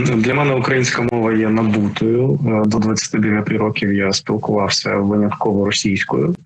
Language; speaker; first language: Ukrainian; non-native, local second language; Russian